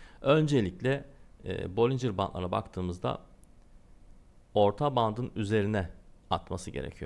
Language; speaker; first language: Turkish; native; Turkish